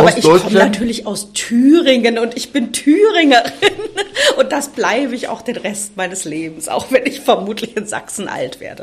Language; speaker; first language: German; native; German